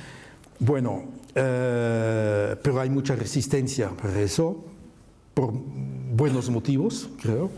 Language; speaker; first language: Spanish; non-native, fluent; French